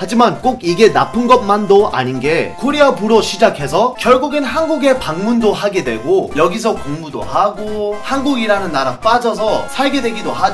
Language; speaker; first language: Korean; non-native, fluent; English